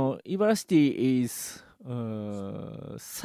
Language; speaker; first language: English; non-native, learner; Japanese